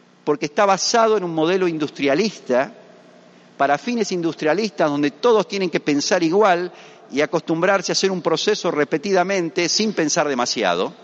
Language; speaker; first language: Spanish; native; Spanish